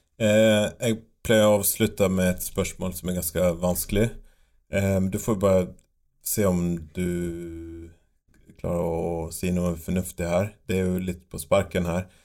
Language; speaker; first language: Norwegian; native; Norwegian